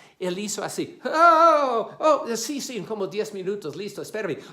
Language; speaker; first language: Spanish; non-native, fluent; English